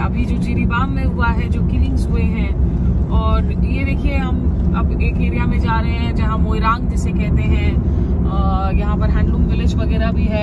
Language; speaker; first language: Hindi; native; Hindi